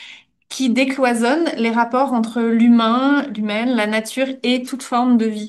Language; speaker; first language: French; native; French